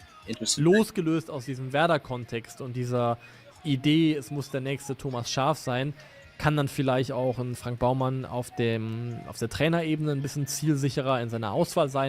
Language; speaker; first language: German; native; German